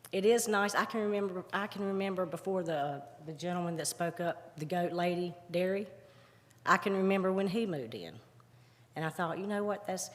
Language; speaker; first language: English; native; English